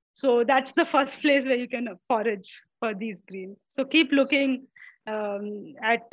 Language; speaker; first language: English; non-native, local second language; Malayalam